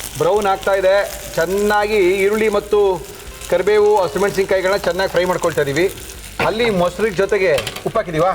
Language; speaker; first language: Kannada; native; Kannada